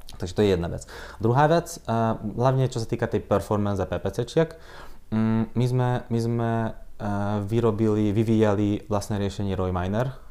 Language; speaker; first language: Slovak; non-native, local second language; Hungarian